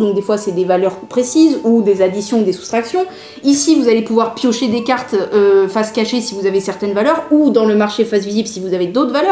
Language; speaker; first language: French; native; French